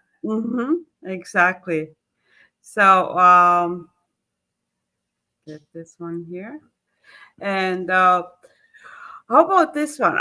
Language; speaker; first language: English; non-native, fluent; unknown